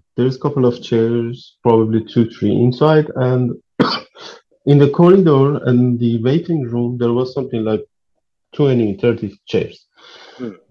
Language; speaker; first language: English; non-native, fluent; Persian